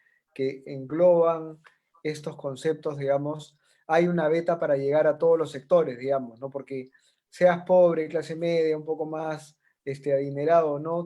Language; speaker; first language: Spanish; native; Spanish